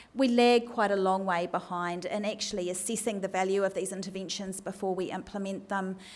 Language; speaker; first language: English; native; English